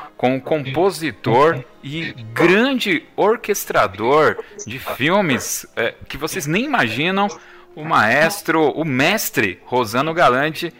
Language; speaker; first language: Portuguese; native; Portuguese